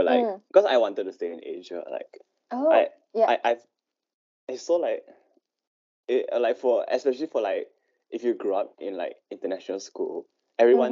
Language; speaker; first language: English; non-native, local second language; Cantonese